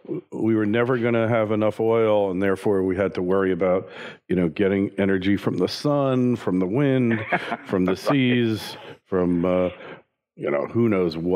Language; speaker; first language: English; native; English